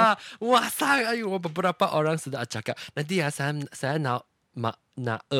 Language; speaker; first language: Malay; non-native, local second language; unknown